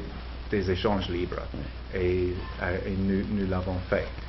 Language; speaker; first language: French; non-native, fluent; English